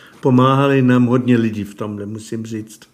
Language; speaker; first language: Czech; non-native, fluent; German